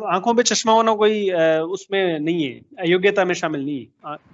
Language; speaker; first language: Hindi; native; Hindi